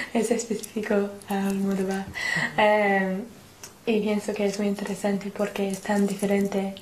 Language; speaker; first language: Spanish; non-native, learner; English